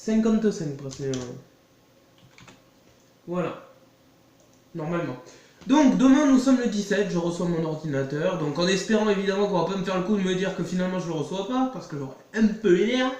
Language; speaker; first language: French; native; French